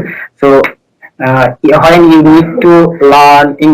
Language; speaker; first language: English; non-native, learner; Bangla